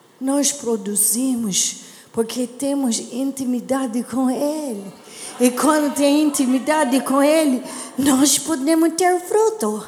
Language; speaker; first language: Portuguese; non-native, learner; English